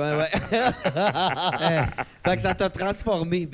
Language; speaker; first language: French; native; French